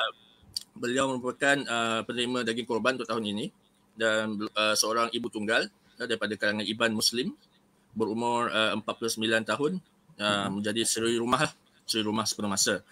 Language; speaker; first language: Malay; native; Malay